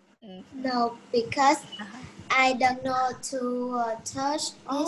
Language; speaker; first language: English; non-native, learner; Vietnamese